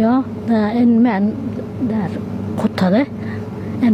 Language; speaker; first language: Swedish; non-native, learner; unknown